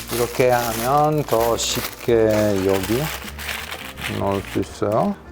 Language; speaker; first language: Korean; non-native, learner; Italian